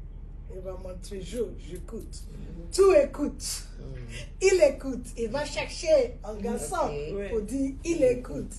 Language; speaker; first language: French; non-native, fluent; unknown